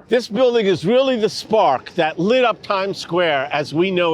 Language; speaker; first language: English; native; English